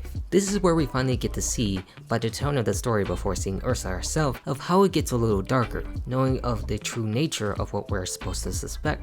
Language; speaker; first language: English; native; English